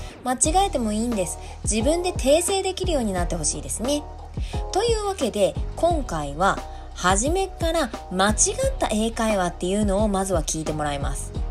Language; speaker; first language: Japanese; native; Japanese